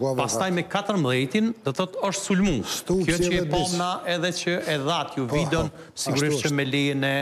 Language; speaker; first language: Albanian; native; Albanian